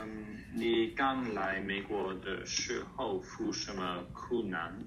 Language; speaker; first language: Chinese; early bilingual, heritage; English